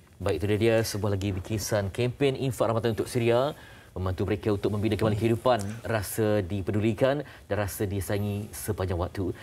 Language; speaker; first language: Malay; native; Malay